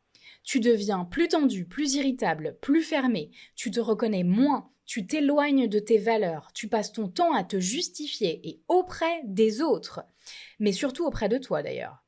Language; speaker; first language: French; native; French